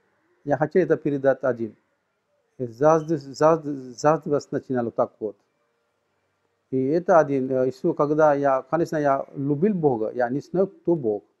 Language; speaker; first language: Russian; non-native, learner; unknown